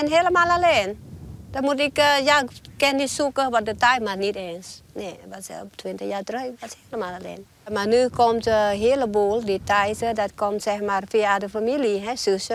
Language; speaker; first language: Dutch; non-native, learner; Thai